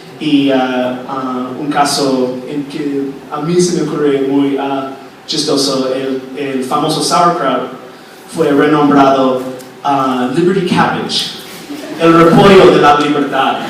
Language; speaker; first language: Spanish; non-native, fluent; English